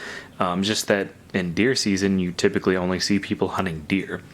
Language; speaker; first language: English; native; English